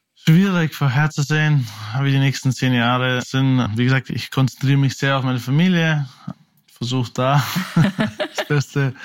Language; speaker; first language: German; native; German